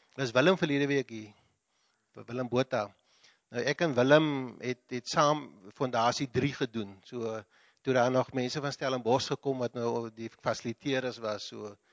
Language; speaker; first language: Afrikaans; native; Afrikaans